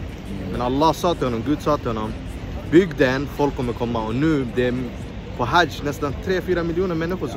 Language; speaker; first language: Swedish; non-native, fluent; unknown